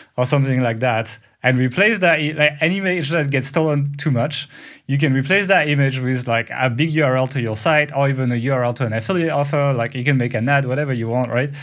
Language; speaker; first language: English; non-native, fluent; French